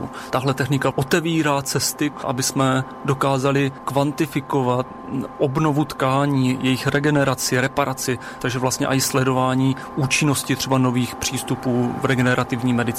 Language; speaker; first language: Czech; native; Czech